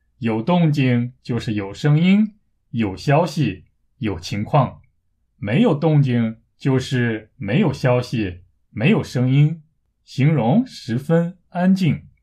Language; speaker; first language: Chinese; native; Chinese